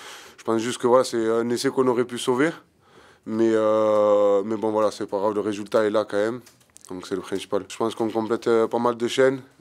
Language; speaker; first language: French; native; French